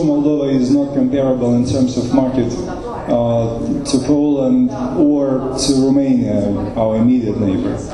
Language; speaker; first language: English; non-native, fluent; Romanian